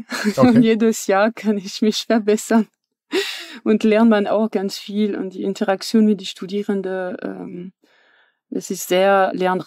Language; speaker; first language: German; non-native, fluent; French